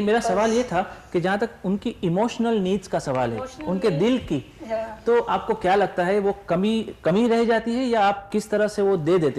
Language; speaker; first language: Hindi; native; Hindi